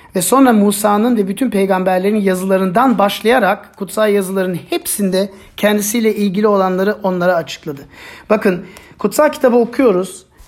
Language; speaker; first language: Turkish; non-native, fluent; German